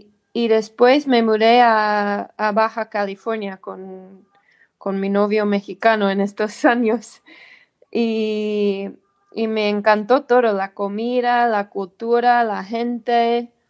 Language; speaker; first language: Spanish; non-native, fluent; English